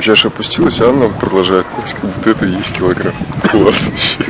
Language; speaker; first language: Russian; native; Russian